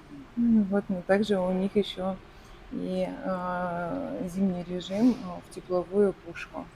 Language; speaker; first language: Russian; native; Russian